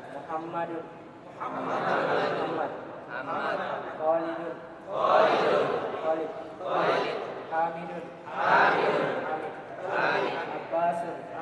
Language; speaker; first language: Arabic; non-native, learner; Indonesian